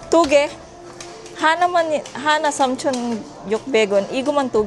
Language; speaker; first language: Korean; non-native, learner; Filipino